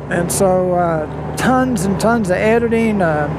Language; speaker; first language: English; native; English